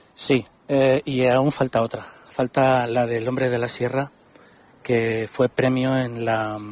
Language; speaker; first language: Spanish; native; Spanish